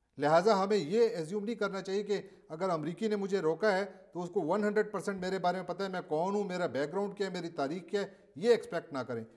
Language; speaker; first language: Urdu; native; Urdu